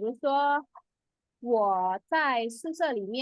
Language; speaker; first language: Chinese; non-native, fluent; Indonesian